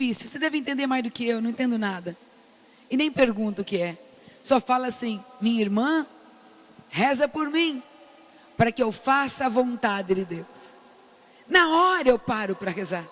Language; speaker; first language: Portuguese; native; Portuguese